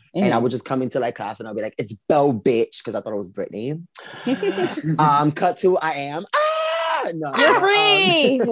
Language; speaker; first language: English; early bilingual, other home language; Spanish